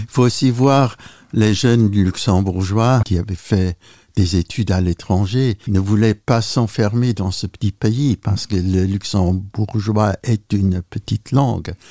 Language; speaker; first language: French; non-native, local second language; Luxembourgish